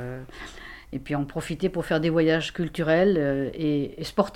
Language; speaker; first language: French; native; French